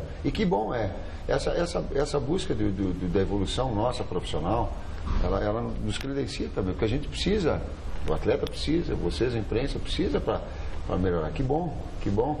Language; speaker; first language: Portuguese; native; Portuguese